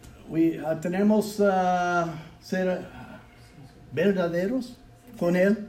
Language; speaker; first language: Spanish; non-native, learner; English